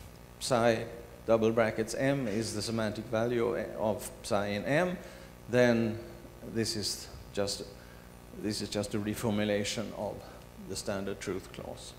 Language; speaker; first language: English; non-native, fluent; Swedish